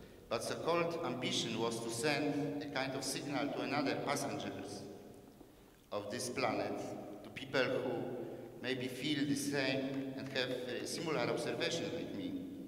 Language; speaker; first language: English; non-native, learner; Polish